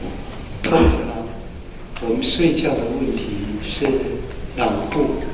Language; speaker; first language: Chinese; native; Chinese